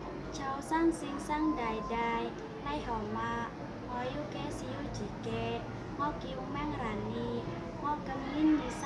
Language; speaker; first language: Cantonese; non-native, learner; Indonesian